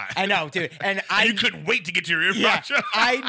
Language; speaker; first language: English; native; English